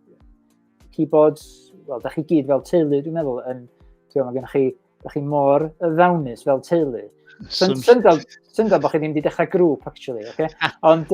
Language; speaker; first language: Welsh; native; Welsh